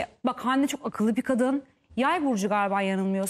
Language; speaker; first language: Turkish; native; Turkish